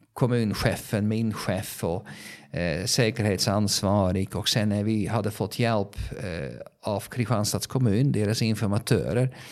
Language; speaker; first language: Swedish; non-native, fluent; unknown